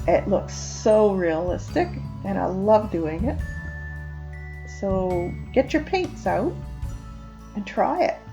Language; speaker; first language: English; native; English